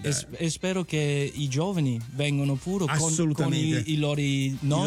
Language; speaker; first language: Italian; native; Italian